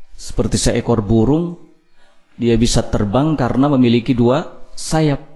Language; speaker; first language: Indonesian; native; Indonesian